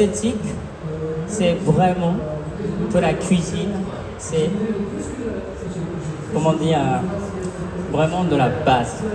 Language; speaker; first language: French; non-native, fluent; Japanese